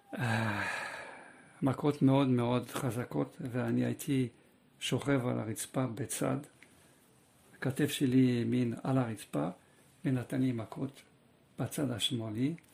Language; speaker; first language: Hebrew; non-native, fluent; French